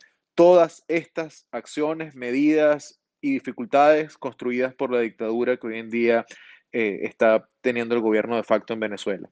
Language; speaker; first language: Spanish; native; Spanish